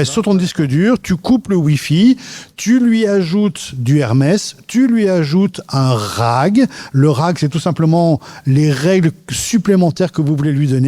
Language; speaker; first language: French; native; French